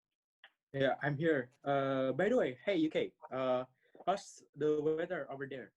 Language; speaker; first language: English; non-native, learner; Indonesian